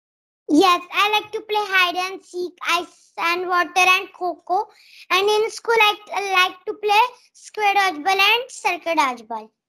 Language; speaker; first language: English; non-native, learner; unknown